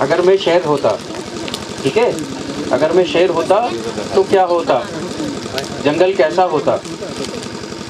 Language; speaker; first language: Hindi; native; Hindi